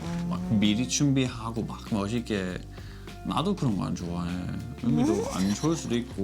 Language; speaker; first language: Korean; non-native, learner; English